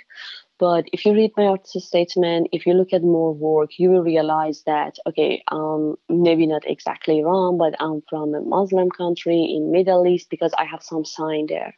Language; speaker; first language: English; non-native, fluent; Persian